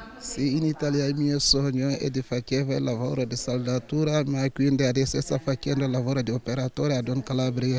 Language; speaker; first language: Italian; non-native, learner; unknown